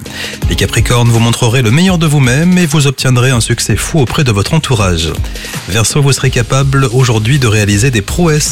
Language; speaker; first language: French; native; French